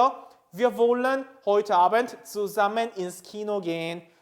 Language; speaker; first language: German; non-native, fluent; Korean